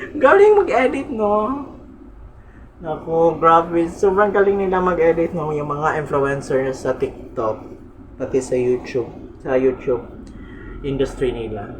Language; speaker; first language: Filipino; non-native, local second language; Cebuano